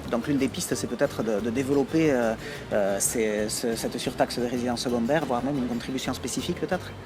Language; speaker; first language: French; native; French